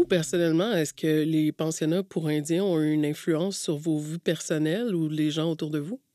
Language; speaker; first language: French; native; French